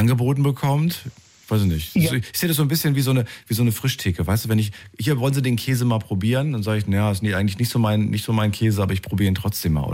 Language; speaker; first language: German; native; German